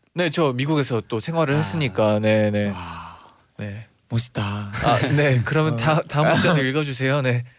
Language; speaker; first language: Korean; non-native, fluent; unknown